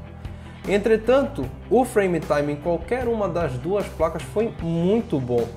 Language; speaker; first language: Portuguese; native; Portuguese